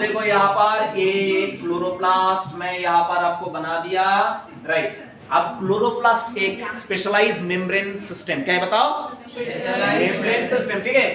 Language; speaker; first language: Hindi; non-native, local second language; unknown